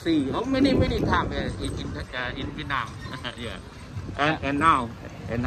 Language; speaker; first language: English; non-native, learner; Thai